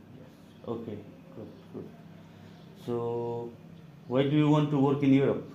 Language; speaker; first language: English; non-native, fluent; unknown